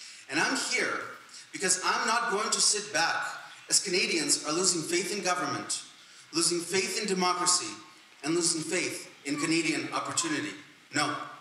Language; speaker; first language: English; non-native, fluent; Russian